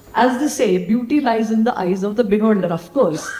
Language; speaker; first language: English; non-native, local second language; Marathi